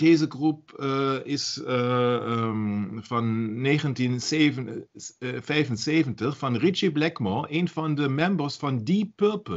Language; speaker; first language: Dutch; non-native, learner; German